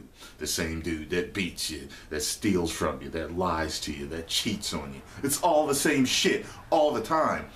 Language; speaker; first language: English; native; English